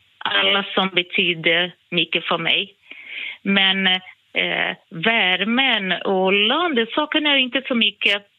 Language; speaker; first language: Swedish; non-native, fluent; Portuguese